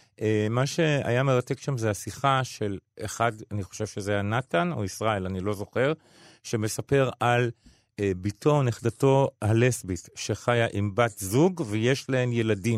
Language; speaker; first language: Hebrew; native; Hebrew